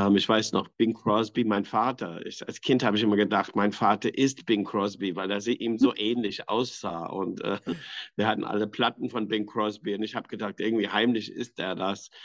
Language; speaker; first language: German; non-native, fluent; English